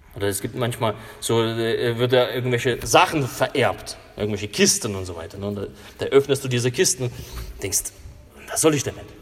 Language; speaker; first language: German; non-native, fluent; Russian